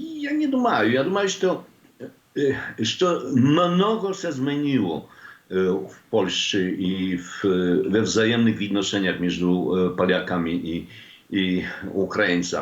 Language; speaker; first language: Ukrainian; non-native, learner; Polish